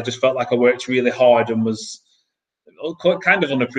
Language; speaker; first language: English; native; English